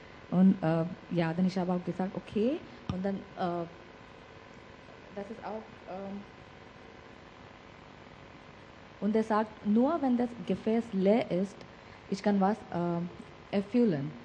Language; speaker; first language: German; non-native, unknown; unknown